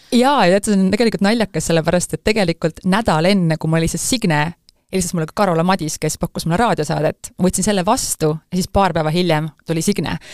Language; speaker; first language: Estonian; native; Estonian